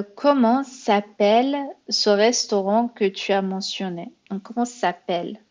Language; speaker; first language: French; non-native, fluent; Persian